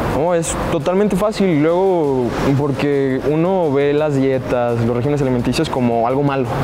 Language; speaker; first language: Spanish; native; Spanish